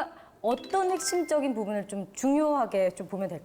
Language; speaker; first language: Korean; native; Korean